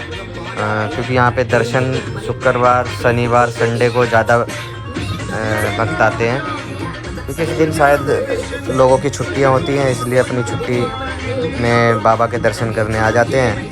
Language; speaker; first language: Hindi; native; Hindi